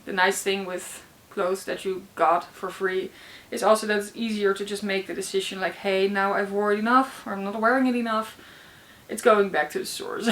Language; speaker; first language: English; non-native, fluent; Dutch